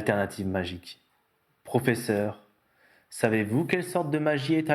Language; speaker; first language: French; native; French